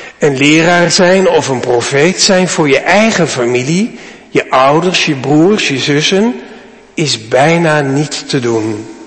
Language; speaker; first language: Dutch; native; Dutch